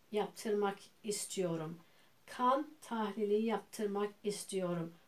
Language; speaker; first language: Turkish; early bilingual, heritage; Turkish